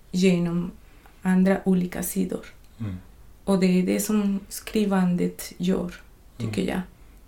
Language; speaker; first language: Swedish; non-native, fluent; Spanish